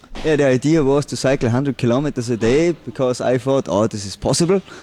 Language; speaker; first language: English; non-native, fluent; German